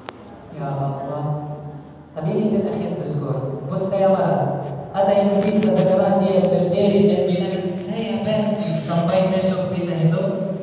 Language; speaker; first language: Indonesian; non-native, learner; Arabic